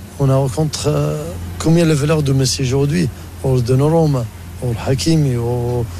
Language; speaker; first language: French; non-native, learner; Arabic